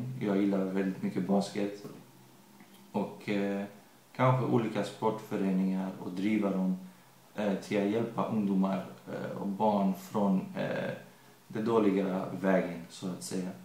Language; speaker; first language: Swedish; early bilingual, other home language; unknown